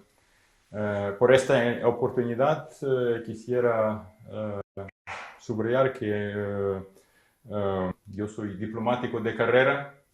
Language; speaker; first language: Spanish; non-native, fluent; Ukrainian